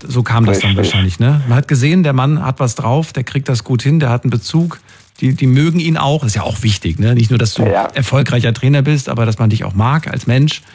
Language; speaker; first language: German; native; German